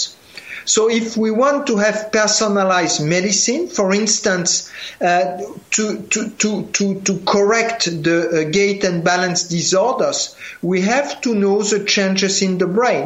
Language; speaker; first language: English; non-native, fluent; French